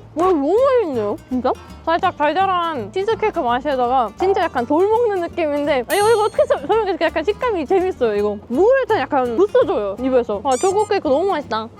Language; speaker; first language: Korean; non-native, fluent; German